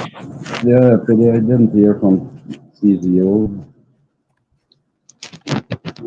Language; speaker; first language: English; non-native, learner; Dutch